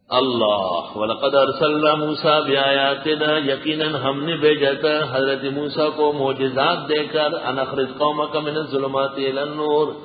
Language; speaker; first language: Urdu; non-native, local second language; Pashto